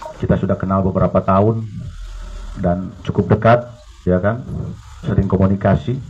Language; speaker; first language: Indonesian; native; Indonesian